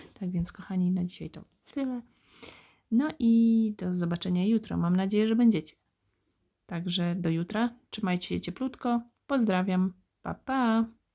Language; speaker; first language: Polish; native; Polish